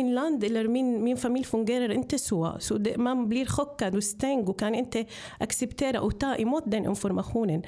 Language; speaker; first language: Swedish; non-native, fluent; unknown